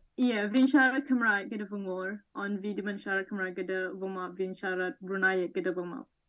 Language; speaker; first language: Welsh; non-native, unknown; Malay